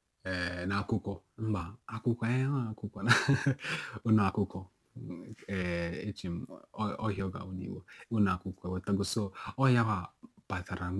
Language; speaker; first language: Igbo; non-native, local second language; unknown